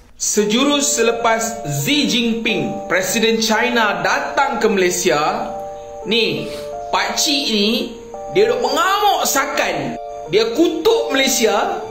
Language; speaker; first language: Malay; native; Malay